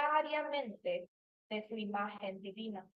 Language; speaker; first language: Spanish; native; Spanish